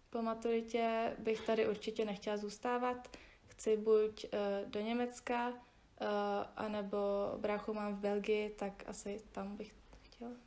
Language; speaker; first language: Czech; early bilingual, heritage; Czech